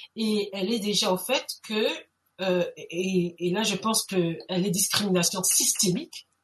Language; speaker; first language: French; native; French